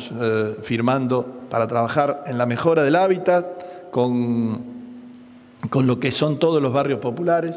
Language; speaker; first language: Spanish; native; Spanish